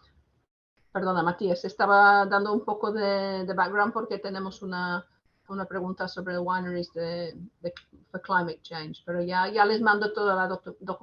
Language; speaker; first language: Spanish; non-native, fluent; English